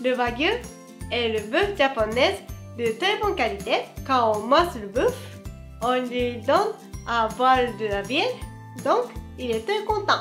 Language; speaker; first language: French; non-native, fluent; Japanese